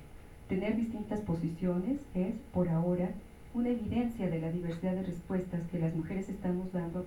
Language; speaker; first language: Spanish; native; Spanish